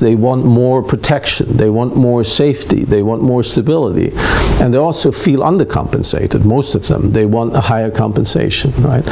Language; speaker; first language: English; non-native, fluent; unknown